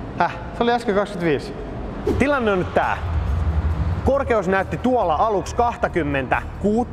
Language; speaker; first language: Finnish; native; Finnish